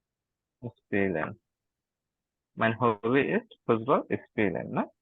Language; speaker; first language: German; non-native, learner; Bangla